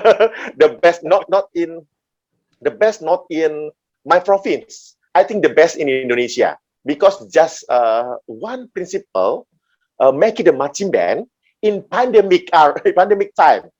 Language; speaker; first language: English; non-native, learner; Indonesian